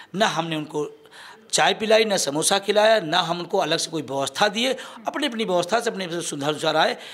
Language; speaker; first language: Hindi; native; Hindi